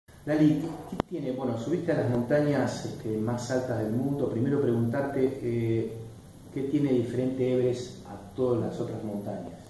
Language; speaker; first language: Spanish; native; Spanish